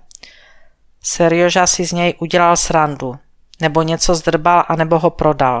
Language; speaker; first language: Czech; native; Czech